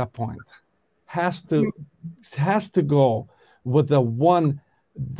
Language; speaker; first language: English; non-native, learner; Albanian